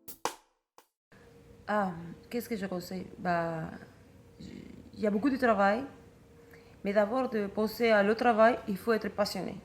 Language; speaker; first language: French; non-native, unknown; Spanish